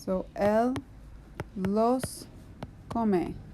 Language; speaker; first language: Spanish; non-native, fluent; English